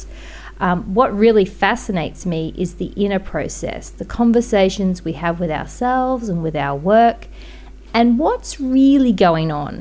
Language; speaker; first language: English; native; English